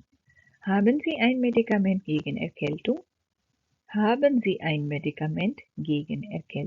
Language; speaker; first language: German; non-native, fluent; Urdu